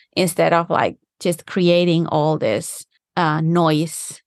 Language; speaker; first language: English; non-native, fluent; Finnish